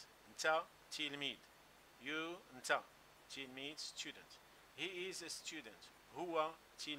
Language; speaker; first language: English; non-native, local second language; Arabic